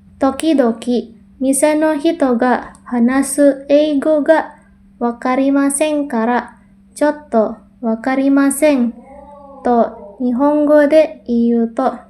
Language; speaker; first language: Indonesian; native; Indonesian